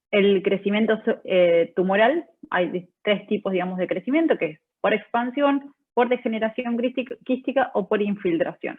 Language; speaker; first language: Spanish; native; Spanish